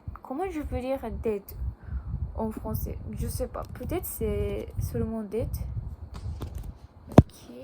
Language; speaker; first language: French; non-native, learner; Japanese